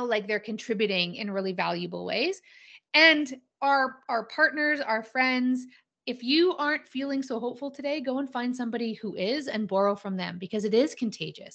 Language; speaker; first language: English; native; English